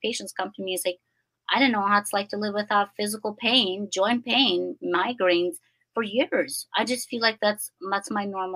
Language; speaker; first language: English; non-native, fluent; Albanian